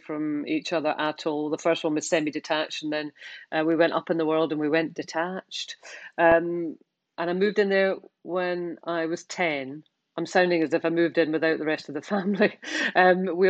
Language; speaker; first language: English; native; English